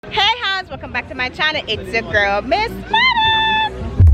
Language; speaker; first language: English; native; English